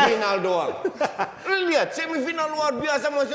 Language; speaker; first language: Indonesian; native; Indonesian